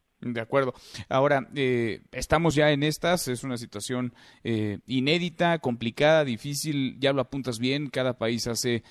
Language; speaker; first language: Spanish; native; Spanish